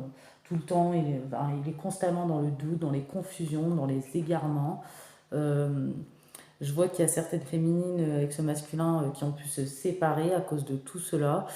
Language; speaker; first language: French; native; French